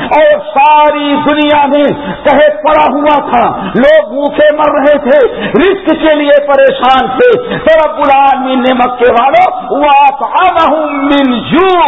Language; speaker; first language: Urdu; native; Urdu